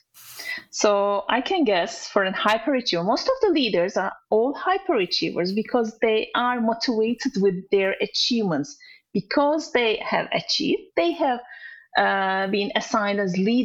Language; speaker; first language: English; non-native, fluent; Turkish